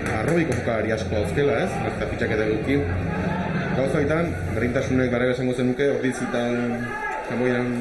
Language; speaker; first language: Basque; native; Basque